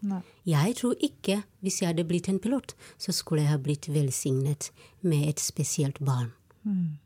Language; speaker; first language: Norwegian; non-native, fluent; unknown